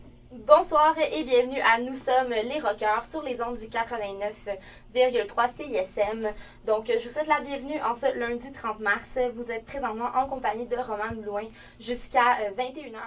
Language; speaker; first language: French; native; French